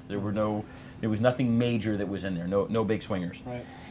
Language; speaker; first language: English; native; English